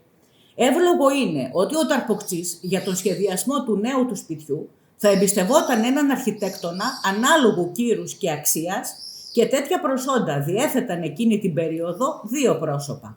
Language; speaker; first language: Greek; native; Greek